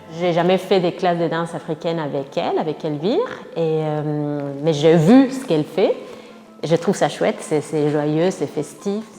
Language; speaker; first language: French; non-native, fluent; Spanish